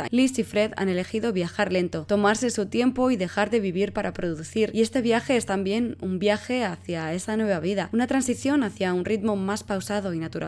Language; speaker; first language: Spanish; native; Spanish